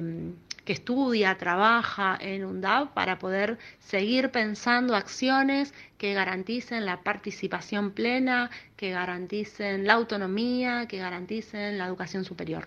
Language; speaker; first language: Spanish; native; Spanish